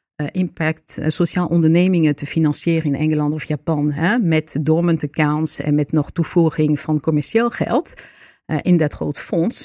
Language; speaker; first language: Dutch; non-native, fluent; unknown